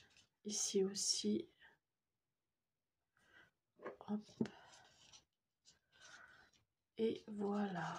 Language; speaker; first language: French; native; French